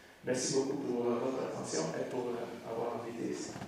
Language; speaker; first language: French; non-native, fluent; Italian